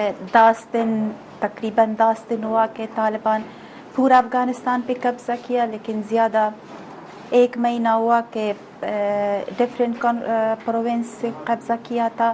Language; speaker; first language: Hindi; non-native, fluent; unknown